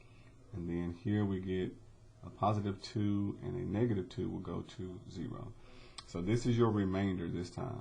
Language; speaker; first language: English; native; English